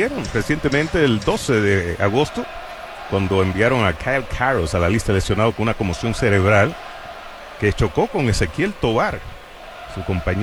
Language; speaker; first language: Spanish; native; Spanish